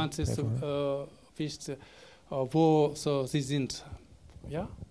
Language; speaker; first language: German; non-native, learner; Korean